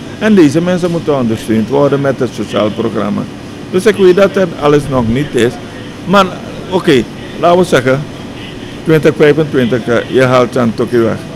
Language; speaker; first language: Dutch; native; Dutch